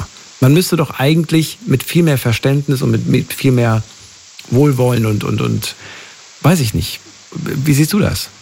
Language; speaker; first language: German; native; German